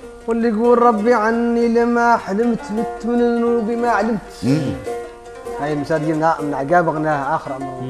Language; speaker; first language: Arabic; native; Arabic